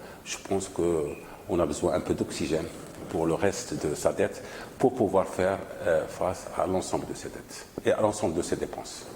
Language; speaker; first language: French; non-native, local second language; Arabic